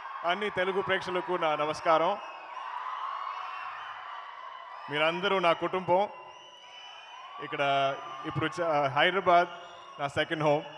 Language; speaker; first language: Telugu; non-native, local second language; Malayalam